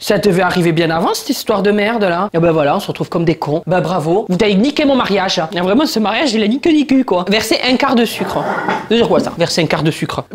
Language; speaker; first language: French; native; French